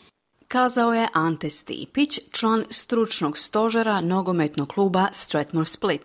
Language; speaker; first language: Croatian; native; Croatian